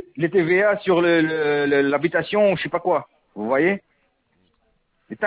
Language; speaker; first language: French; non-native, local second language; Arabic